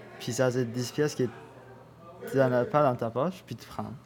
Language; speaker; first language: French; non-native, learner; Spanish